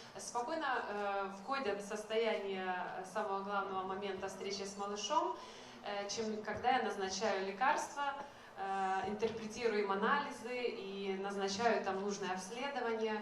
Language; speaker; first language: Russian; native; Russian